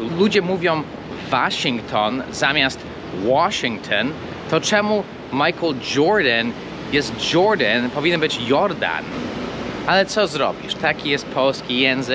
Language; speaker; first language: Polish; non-native, fluent; English